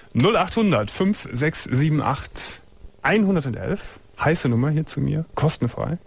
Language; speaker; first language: German; native; German